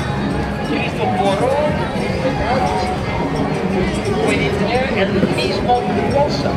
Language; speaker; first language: Spanish; non-native, learner; English